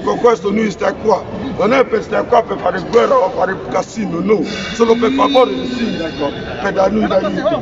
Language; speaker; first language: Italian; non-native, learner; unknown